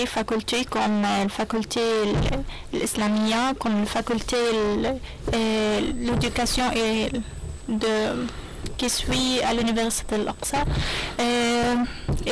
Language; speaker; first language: French; non-native, learner; Arabic